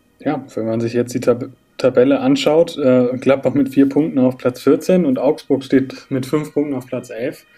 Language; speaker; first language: German; native; German